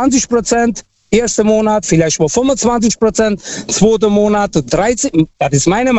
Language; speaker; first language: German; non-native, learner; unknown